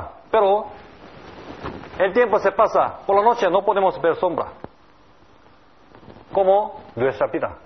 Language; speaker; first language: Spanish; non-native, learner; Korean